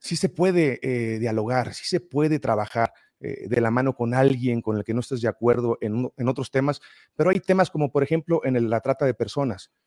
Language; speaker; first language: Spanish; native; Spanish